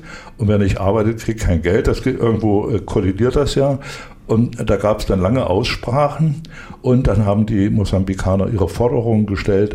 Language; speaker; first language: German; native; German